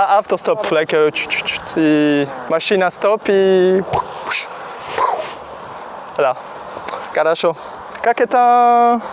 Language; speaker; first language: Russian; non-native, learner; French